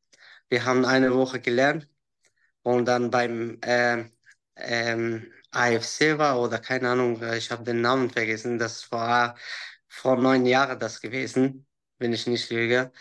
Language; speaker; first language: German; non-native, learner; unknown